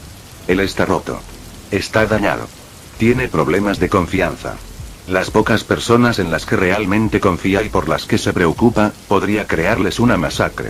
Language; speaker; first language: Spanish; native; Spanish